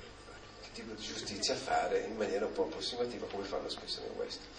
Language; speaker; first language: Italian; native; Italian